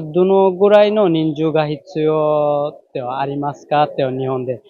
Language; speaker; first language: Japanese; non-native, learner; Bangla